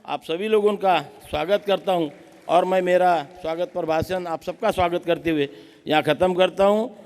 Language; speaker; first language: Hindi; non-native, local second language; Marathi